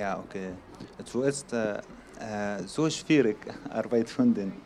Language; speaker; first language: German; non-native, learner; Arabic